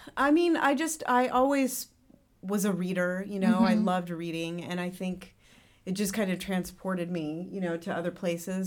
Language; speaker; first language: English; native; English